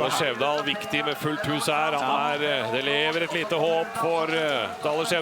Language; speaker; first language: Norwegian; native; Norwegian